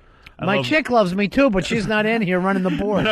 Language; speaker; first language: English; native; English